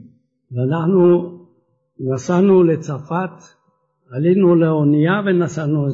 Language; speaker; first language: Hebrew; non-native, fluent; French